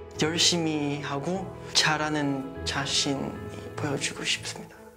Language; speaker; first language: Korean; non-native, learner; English